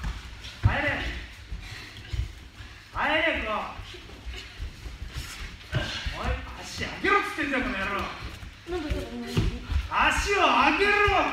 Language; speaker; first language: Japanese; native; Japanese